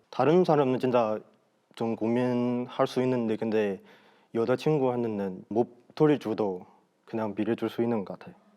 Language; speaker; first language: Korean; non-native, fluent; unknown